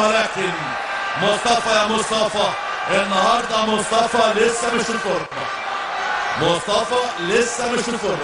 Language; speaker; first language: Arabic; native; Arabic